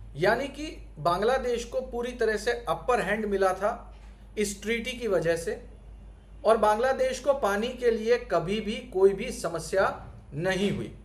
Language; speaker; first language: Hindi; non-native, local second language; Gujarati